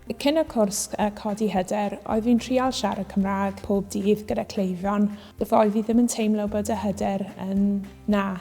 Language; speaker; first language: Welsh; non-native, local second language; English